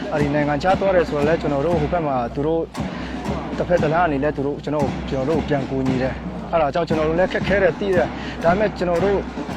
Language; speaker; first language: Burmese; non-native, local second language; Hakha Chin